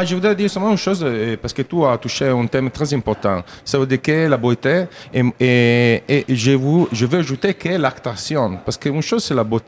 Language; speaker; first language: French; non-native, fluent; Italian